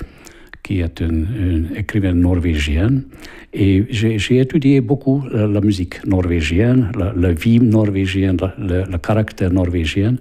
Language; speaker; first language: French; non-native, fluent; Hungarian